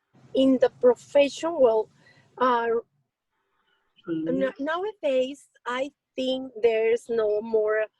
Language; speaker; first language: English; non-native, learner; Spanish